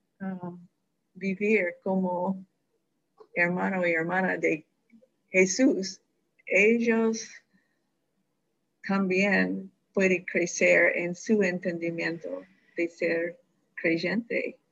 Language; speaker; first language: Spanish; non-native, fluent; English